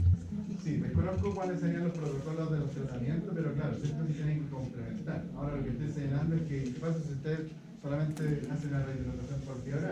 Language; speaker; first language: Spanish; native; Spanish